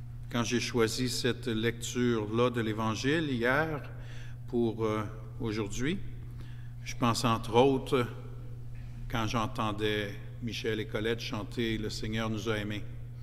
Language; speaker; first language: French; native; French